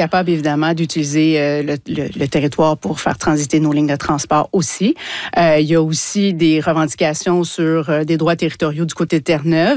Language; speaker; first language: French; native; French